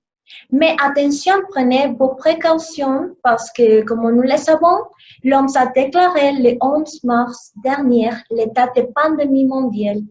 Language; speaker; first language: French; non-native, learner; Spanish